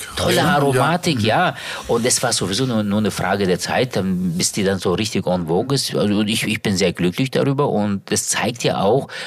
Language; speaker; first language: German; native; German